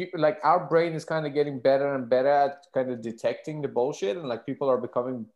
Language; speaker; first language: English; non-native, fluent; Persian